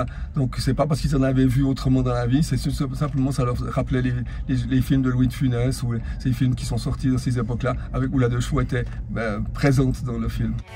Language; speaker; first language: French; native; French